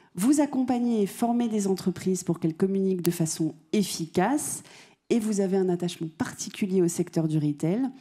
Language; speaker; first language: French; native; French